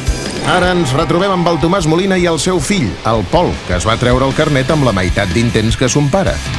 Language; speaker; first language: Catalan; native; Catalan